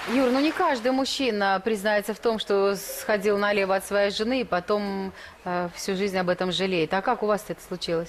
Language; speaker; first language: Russian; native; Russian